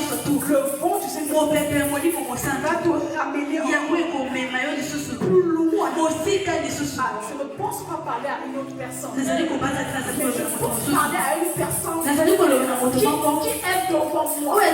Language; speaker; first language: French; non-native, local second language; Lingala